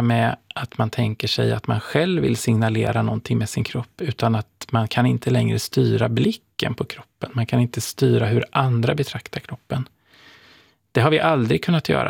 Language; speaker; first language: Swedish; native; Swedish